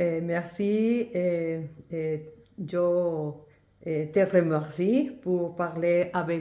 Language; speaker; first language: French; non-native, learner; Spanish